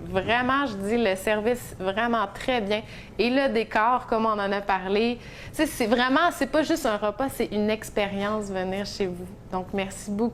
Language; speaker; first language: French; native; French